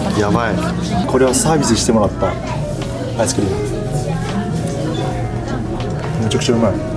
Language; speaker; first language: Japanese; non-native, learner; Chinese